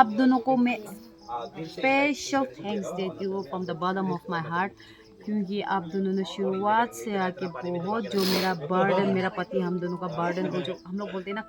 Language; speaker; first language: Hindi; non-native, local second language; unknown